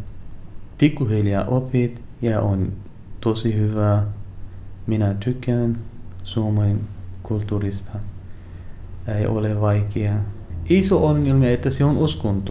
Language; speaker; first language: Finnish; non-native, learner; Arabic